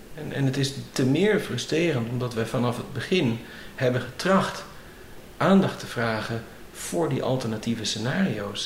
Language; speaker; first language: Dutch; native; Dutch